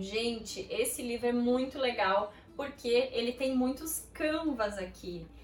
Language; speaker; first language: Portuguese; native; Portuguese